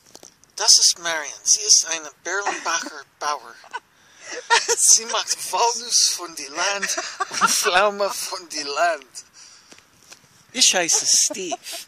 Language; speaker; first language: German; non-native, learner; English